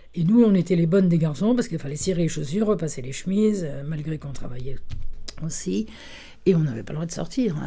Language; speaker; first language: French; early bilingual, other home language; Italian